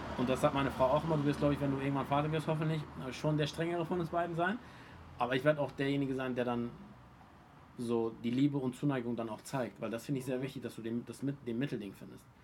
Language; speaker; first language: German; early bilingual, other home language; Turkish